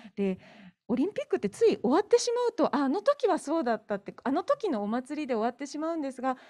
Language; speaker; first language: Japanese; native; Japanese